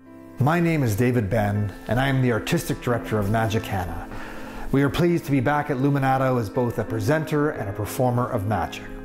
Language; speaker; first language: English; native; English